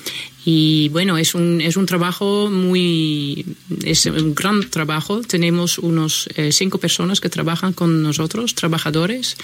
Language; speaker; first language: Spanish; non-native, fluent; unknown